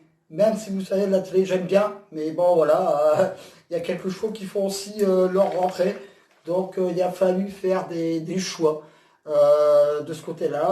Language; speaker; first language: French; native; French